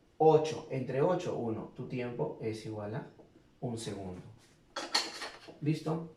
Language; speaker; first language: Spanish; native; Spanish